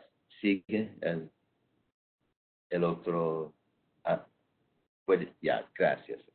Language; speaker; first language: Spanish; non-native, fluent; English